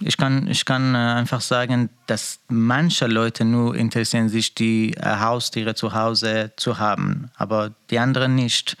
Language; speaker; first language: German; non-native, learner; Persian